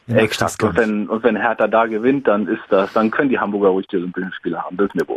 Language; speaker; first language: German; native; German